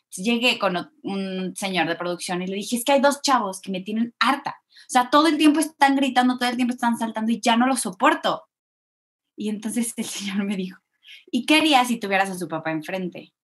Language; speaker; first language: Spanish; native; Spanish